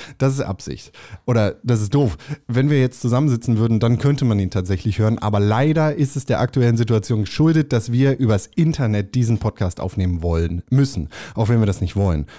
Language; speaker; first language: German; native; German